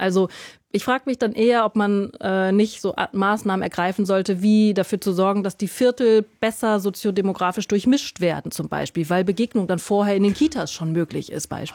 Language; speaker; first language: German; native; German